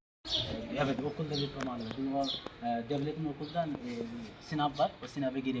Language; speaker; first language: Turkish; non-native, learner; Bangla